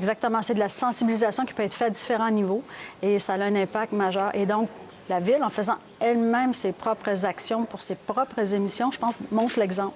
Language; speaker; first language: French; native; French